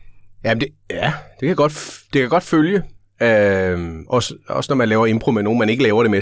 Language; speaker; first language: Danish; native; Danish